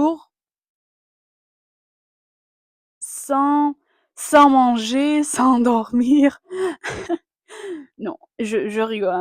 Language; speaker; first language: French; non-native, learner; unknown